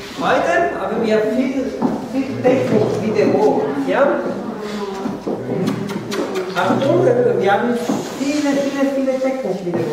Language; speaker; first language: German; non-native, fluent; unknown